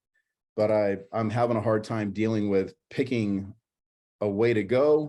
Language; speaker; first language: English; native; English